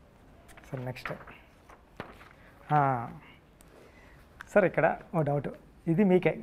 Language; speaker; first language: Telugu; native; Telugu